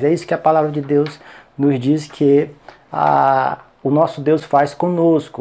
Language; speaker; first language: Portuguese; native; Portuguese